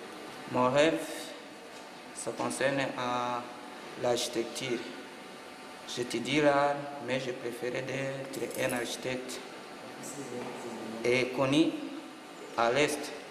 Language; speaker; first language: French; non-native, local second language; Kinyarwanda